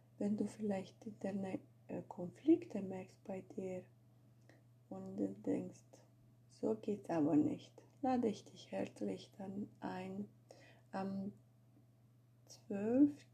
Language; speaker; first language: German; non-native, fluent; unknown